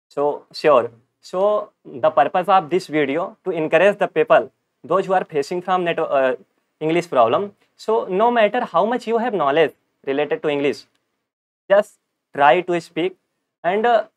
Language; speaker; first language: English; non-native, local second language; Hindi